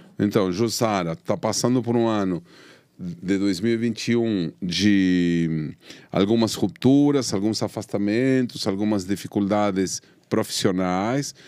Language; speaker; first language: Portuguese; non-native, fluent; Spanish